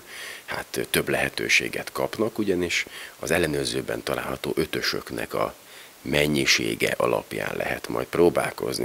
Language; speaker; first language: Hungarian; native; Hungarian